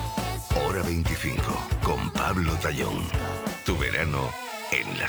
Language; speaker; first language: Spanish; native; Spanish